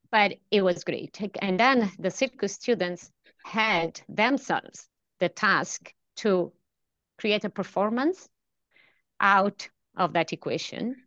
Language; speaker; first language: English; non-native, fluent; Italian